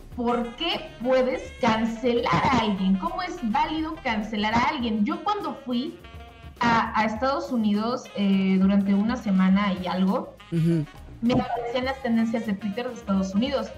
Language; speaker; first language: Spanish; native; Spanish